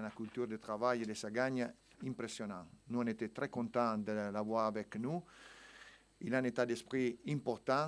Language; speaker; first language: French; non-native, fluent; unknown